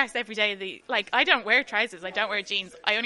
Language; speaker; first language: English; native; English